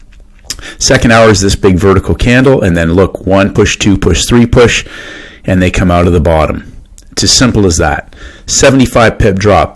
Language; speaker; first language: English; native; English